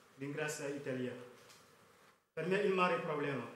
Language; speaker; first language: Italian; non-native, learner; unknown